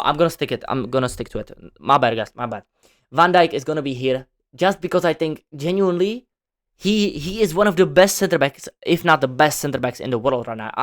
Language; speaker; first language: English; non-native, fluent; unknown